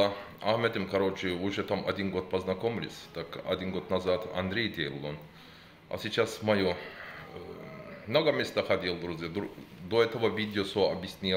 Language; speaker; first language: Russian; non-native, learner; Turkish